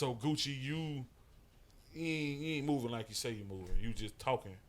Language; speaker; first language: English; native; English